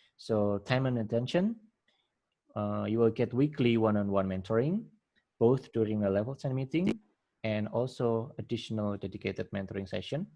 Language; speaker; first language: English; non-native, fluent; Indonesian